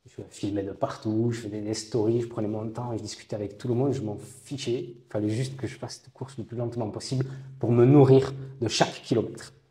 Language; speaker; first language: French; native; French